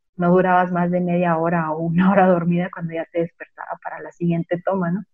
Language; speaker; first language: Spanish; native; Spanish